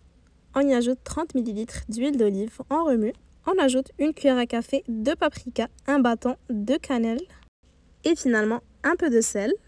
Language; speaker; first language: French; native; French